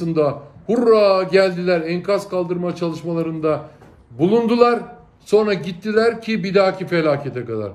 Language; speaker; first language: Turkish; native; Turkish